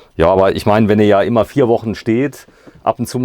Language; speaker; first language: German; native; German